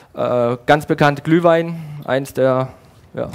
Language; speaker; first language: German; native; German